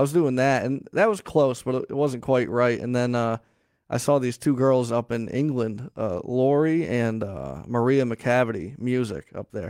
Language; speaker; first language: English; native; English